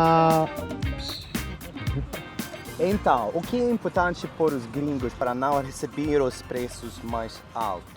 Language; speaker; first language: Portuguese; non-native, learner; Swedish